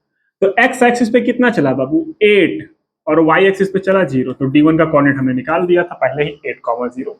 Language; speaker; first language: Hindi; native; Hindi